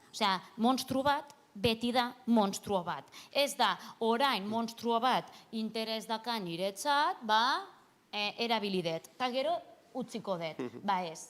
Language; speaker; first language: Basque; non-native, local second language; Catalan